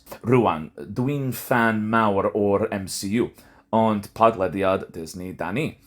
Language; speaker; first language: Welsh; non-native, fluent; English